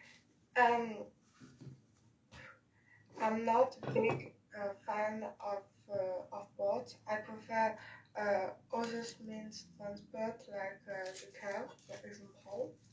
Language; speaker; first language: English; non-native, learner; French